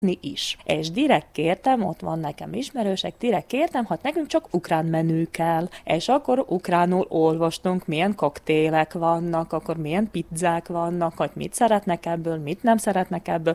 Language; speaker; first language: Hungarian; non-native, local second language; Ukrainian